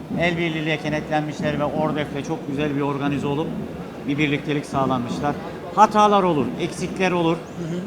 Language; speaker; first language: Turkish; native; Turkish